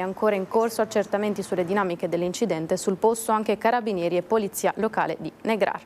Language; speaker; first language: Italian; native; Italian